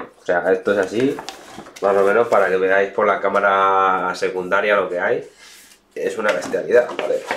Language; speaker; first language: Spanish; native; Spanish